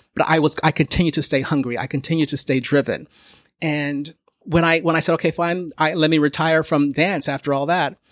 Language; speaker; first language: English; native; English